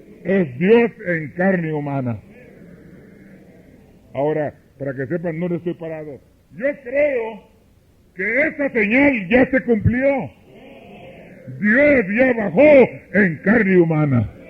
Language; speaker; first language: Spanish; early bilingual, heritage; Spanish